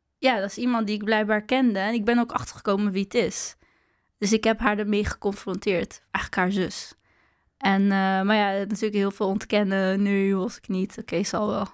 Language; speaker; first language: Dutch; early bilingual, other home language; Arabic